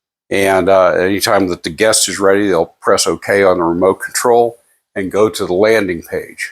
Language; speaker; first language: English; native; English